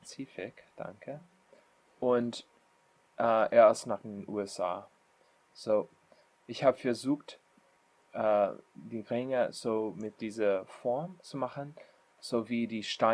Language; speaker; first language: German; non-native, learner; English